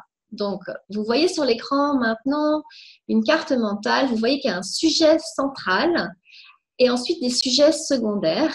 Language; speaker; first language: French; native; French